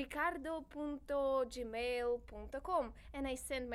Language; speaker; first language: English; non-native, learner; Russian